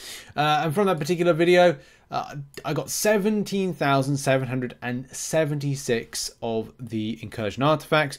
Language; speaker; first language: English; native; English